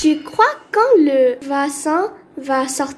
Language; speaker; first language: French; non-native, learner; Korean